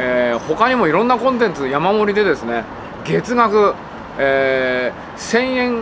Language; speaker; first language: Japanese; native; Japanese